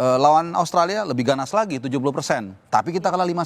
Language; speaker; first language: Indonesian; native; Indonesian